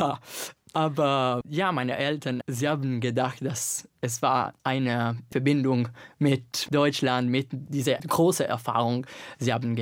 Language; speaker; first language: German; non-native, fluent; Italian